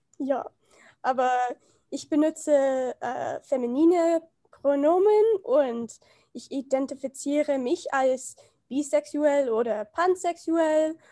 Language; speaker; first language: German; non-native, learner; English